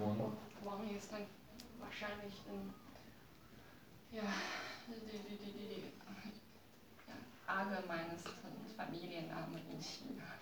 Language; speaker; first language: German; non-native, learner; Chinese